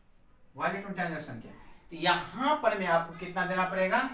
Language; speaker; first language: Hindi; native; Hindi